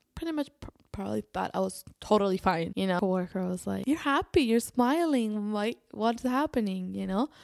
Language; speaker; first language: English; non-native, fluent; Spanish